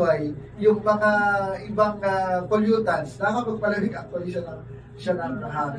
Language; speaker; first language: Filipino; native; Filipino